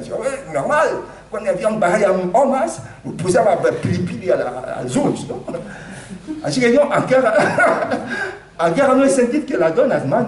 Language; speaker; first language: Catalan; non-native, fluent; Lingala